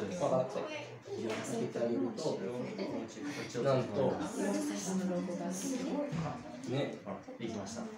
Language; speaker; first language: Japanese; native; Japanese